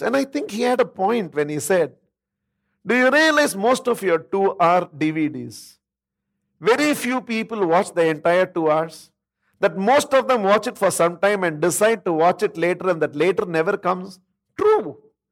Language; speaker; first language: English; non-native, local second language; Tamil